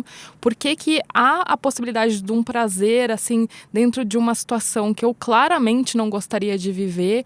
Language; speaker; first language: Portuguese; native; Portuguese